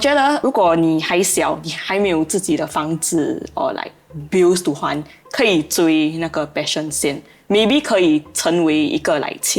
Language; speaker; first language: Chinese; non-native, local second language; English